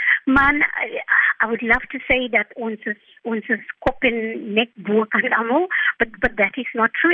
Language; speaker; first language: English; non-native, local second language; Afrikaans